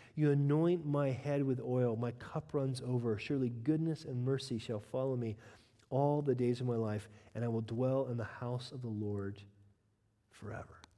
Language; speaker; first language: English; native; English